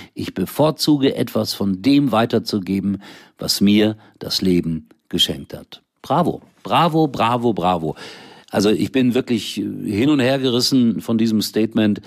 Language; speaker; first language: German; native; German